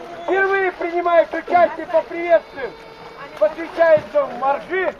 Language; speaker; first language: Russian; native; Russian